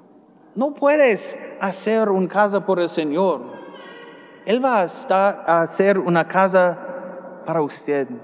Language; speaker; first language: Spanish; non-native, learner; English